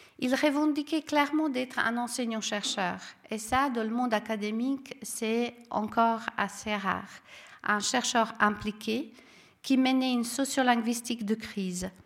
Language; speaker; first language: French; non-native, fluent; Serbian